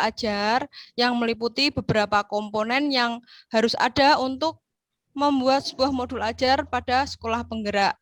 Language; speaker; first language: Indonesian; native; Indonesian